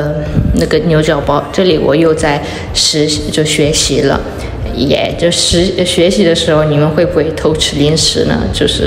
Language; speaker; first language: Chinese; early bilingual, heritage; Chinese